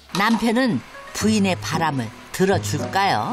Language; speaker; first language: Korean; native; Korean